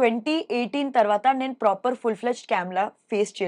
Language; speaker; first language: Telugu; non-native, learner; Hindi